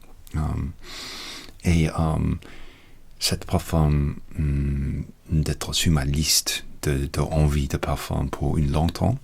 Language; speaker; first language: French; non-native, learner; English